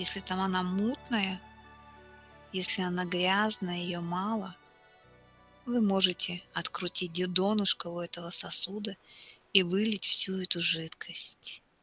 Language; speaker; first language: Russian; native; Russian